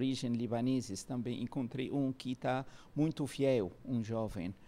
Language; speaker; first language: Portuguese; non-native, fluent; Arabic